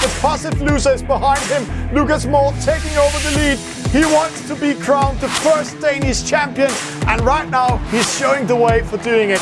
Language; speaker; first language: English; non-native, fluent; Danish